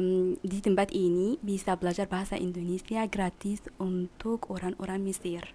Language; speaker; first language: Indonesian; non-native, learner; Arabic